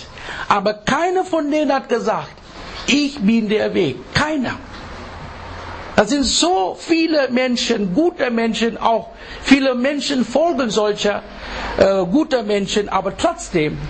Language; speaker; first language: German; non-native, learner; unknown